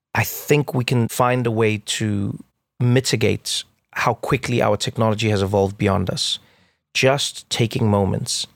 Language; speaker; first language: English; native; English